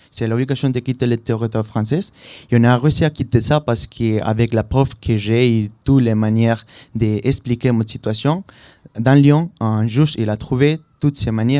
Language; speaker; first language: French; non-native, learner; Spanish